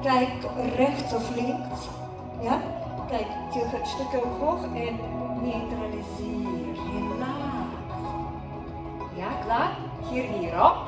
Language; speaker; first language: Dutch; non-native, learner; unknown